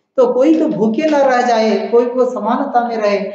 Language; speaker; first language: Hindi; non-native, local second language; Kannada